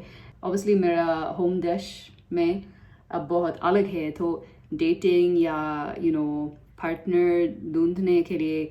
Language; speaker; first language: Hindi; non-native, learner; English